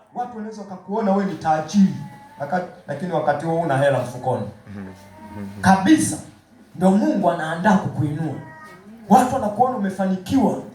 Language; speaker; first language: Swahili; native; Swahili